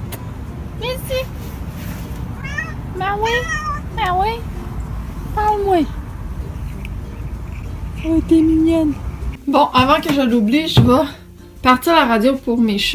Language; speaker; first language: French; native; French